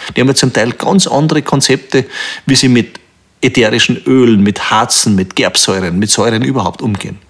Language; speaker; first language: German; native; German